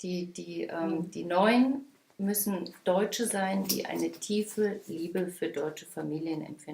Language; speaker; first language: German; native; German